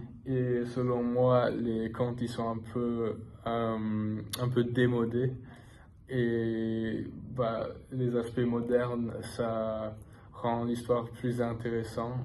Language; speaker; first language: French; non-native, fluent; English